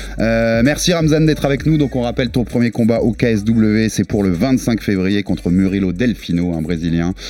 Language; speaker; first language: French; native; French